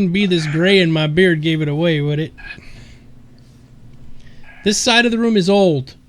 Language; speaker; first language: English; native; English